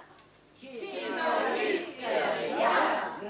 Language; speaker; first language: French; non-native, learner; Russian